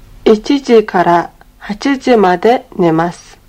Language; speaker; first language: Japanese; non-native, learner; Mongolian